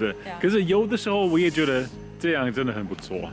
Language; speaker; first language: Chinese; non-native, learner; German